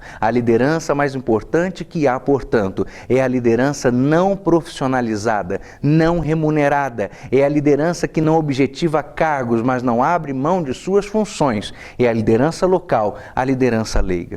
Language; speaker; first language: Portuguese; native; Portuguese